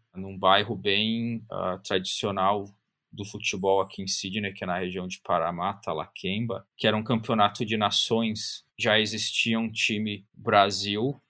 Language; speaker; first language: Portuguese; native; Portuguese